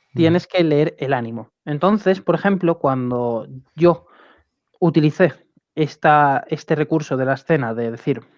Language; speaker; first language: Spanish; native; Spanish